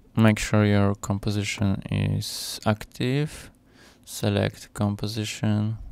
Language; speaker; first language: English; non-native, fluent; Polish